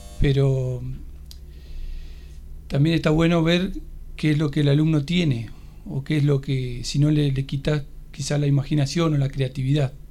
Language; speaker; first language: Spanish; native; Spanish